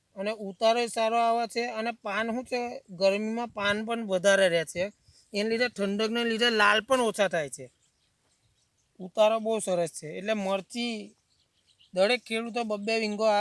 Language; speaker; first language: Gujarati; native; Gujarati